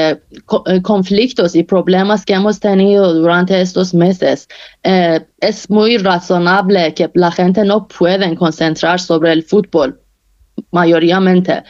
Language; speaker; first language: Spanish; non-native, local second language; Persian